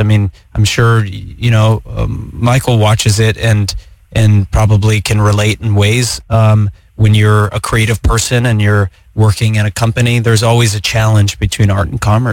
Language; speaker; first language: English; native; English